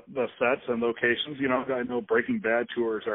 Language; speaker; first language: English; native; English